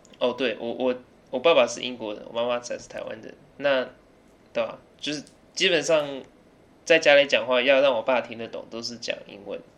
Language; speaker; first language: Chinese; early bilingual, other home language; English